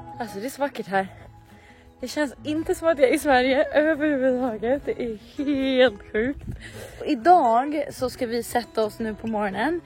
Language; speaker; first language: Swedish; native; Swedish